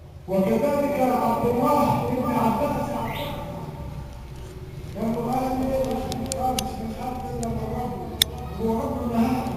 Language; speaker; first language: Arabic; native; Arabic